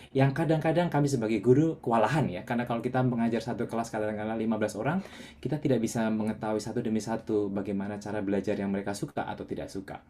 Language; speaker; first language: Indonesian; non-native, local second language; Javanese